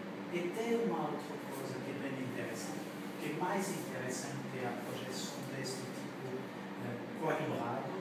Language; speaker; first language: Portuguese; non-native, fluent; French